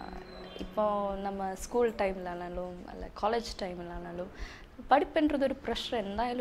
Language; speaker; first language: Tamil; non-native, learner; English